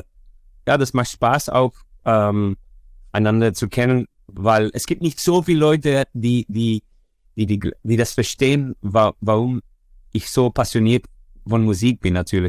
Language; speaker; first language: German; non-native, fluent; Dutch